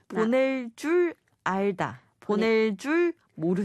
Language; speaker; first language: Korean; non-native, learner; Chinese